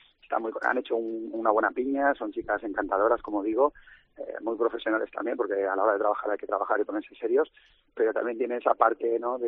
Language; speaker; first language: Spanish; native; Spanish